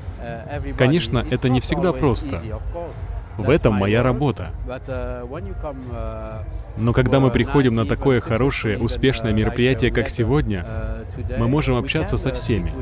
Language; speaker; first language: Russian; non-native, fluent; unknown